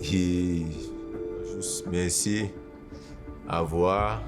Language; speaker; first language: French; non-native, fluent; Portuguese